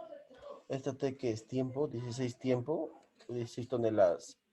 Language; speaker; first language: Spanish; native; Spanish